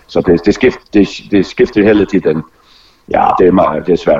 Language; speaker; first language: Danish; non-native, local second language; Faroese